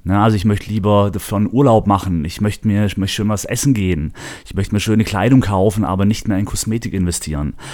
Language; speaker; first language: German; native; German